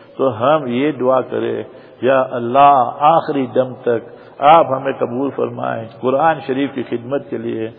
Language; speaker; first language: Urdu; non-native, fluent; Gujarati